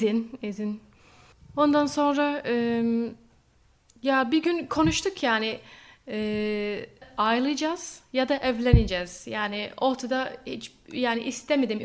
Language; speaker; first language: Turkish; non-native, learner; English